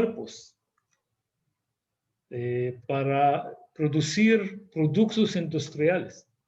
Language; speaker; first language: Spanish; non-native, fluent; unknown